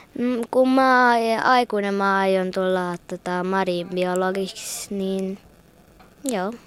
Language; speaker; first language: Finnish; early bilingual, heritage; Finnish